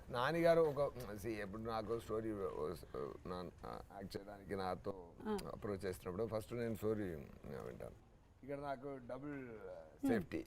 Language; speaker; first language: Telugu; non-native, fluent; Tamil